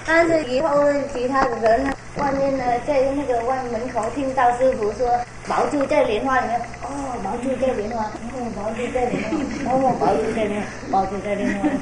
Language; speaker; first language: Chinese; non-native, fluent; Vietnamese